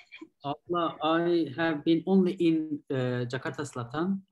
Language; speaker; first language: English; non-native, fluent; Turkish